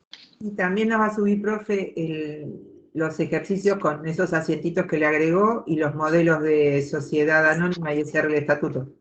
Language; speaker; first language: Spanish; native; Spanish